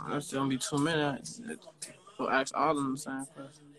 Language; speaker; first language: English; native; English